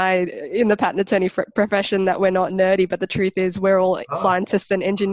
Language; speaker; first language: English; native; English